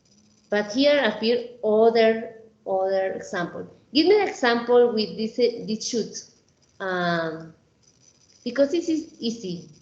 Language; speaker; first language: English; non-native, learner; Spanish